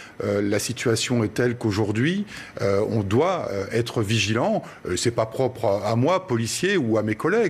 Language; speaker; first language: French; native; French